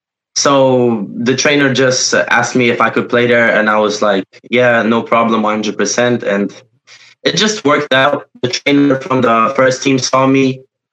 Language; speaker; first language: English; non-native, fluent; Polish